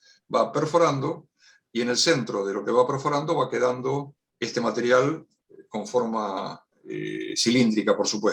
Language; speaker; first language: Spanish; native; Spanish